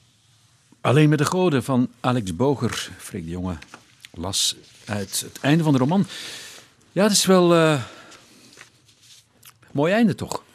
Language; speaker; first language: Dutch; native; Dutch